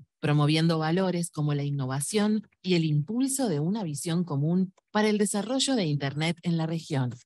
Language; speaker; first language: Spanish; native; Spanish